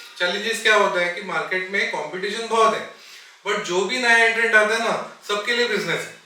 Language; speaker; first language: Hindi; non-native, local second language; Marathi